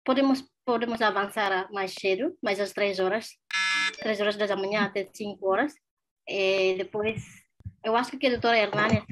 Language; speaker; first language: Portuguese; non-native, learner; Tetum